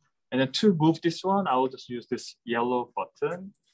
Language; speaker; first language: English; non-native, fluent; Korean